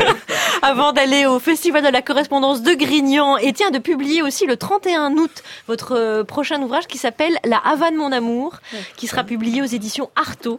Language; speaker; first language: French; native; French